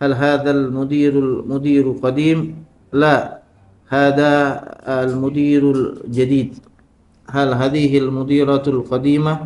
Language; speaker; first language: Arabic; non-native, learner; Indonesian